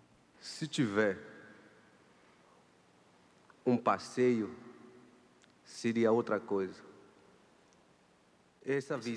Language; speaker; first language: Portuguese; non-native, local second language; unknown